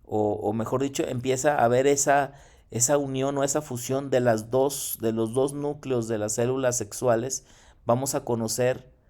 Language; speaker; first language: Spanish; native; Spanish